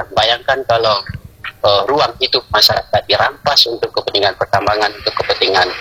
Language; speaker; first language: Indonesian; native; Indonesian